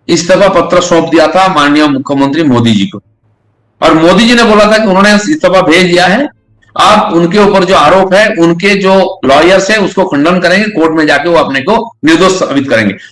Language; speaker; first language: Hindi; non-native, local second language; Bangla